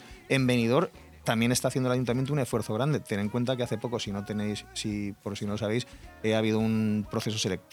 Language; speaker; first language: Spanish; native; Spanish